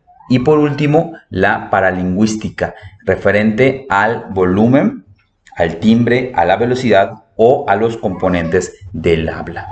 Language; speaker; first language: Spanish; native; Spanish